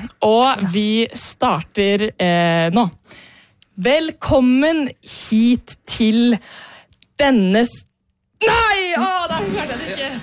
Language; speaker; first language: Norwegian; native; Norwegian